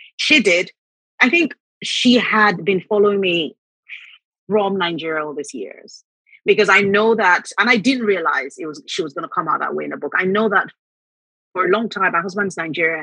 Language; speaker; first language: English; non-native, local second language; Yoruba